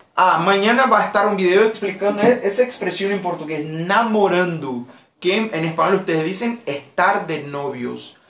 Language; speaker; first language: Spanish; non-native, fluent; Portuguese